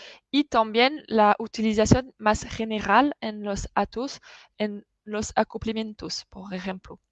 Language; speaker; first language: Spanish; non-native, fluent; French